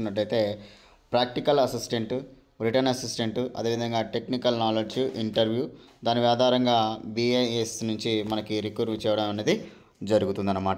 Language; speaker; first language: Telugu; native; Telugu